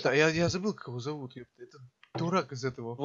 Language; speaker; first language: Russian; native; Russian